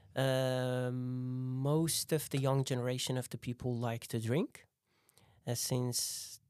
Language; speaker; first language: English; non-native, fluent; Persian